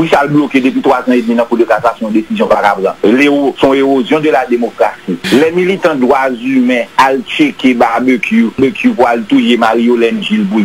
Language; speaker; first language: French; non-native, local second language; Haitian Creole